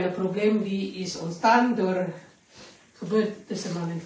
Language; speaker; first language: Dutch; non-native, learner; Indonesian